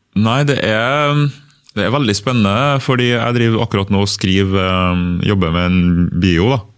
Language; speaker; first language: Norwegian; early bilingual, other home language; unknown